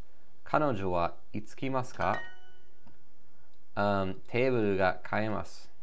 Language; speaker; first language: Japanese; non-native, learner; English